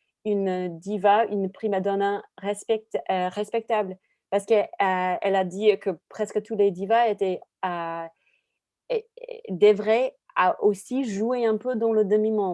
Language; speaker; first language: French; non-native, fluent; English